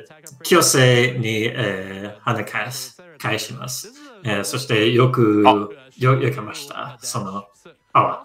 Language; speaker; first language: Japanese; non-native, learner; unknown